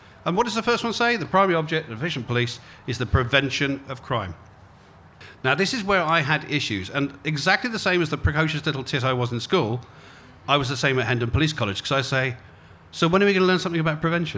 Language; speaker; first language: English; native; English